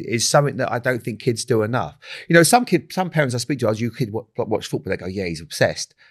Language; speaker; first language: English; native; English